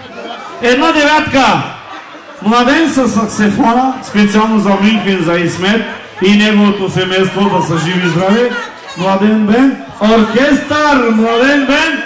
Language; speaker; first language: Bulgarian; non-native, local second language; Turkish